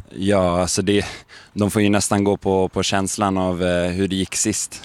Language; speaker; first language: Swedish; early bilingual, other home language; English